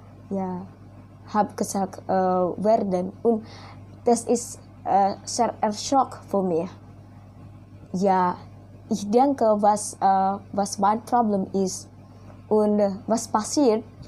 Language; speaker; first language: German; non-native, learner; Indonesian